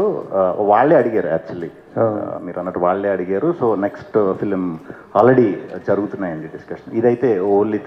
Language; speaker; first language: Telugu; native; Telugu